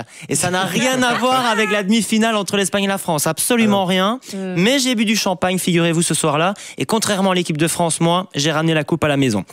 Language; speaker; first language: French; native; French